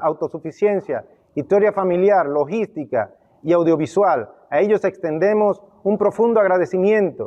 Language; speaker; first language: Spanish; native; Spanish